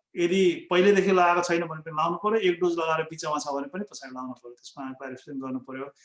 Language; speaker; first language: Nepali; native; Nepali